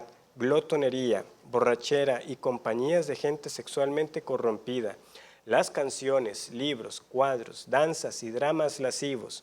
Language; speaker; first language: Spanish; native; Spanish